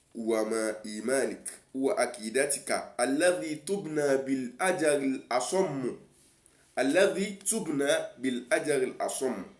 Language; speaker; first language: Arabic; non-native, learner; Yoruba